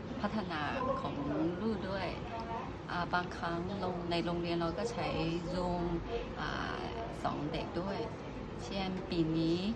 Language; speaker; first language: Thai; non-native, fluent; Chinese